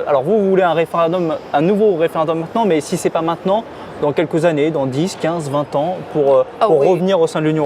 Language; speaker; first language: French; native; French